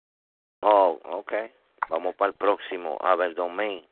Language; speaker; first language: Spanish; early bilingual, heritage; Spanish